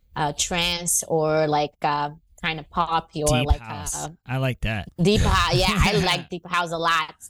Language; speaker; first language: English; non-native, fluent; Portuguese